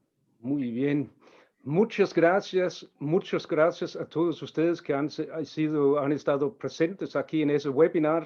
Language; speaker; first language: Spanish; non-native, fluent; Danish